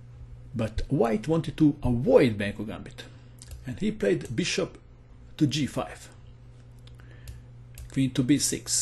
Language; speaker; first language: English; non-native, fluent; Croatian